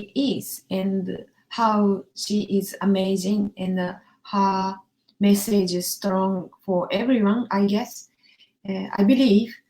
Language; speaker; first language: English; non-native, learner; Japanese